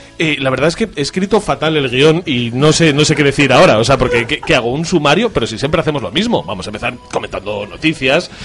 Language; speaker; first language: Spanish; native; Spanish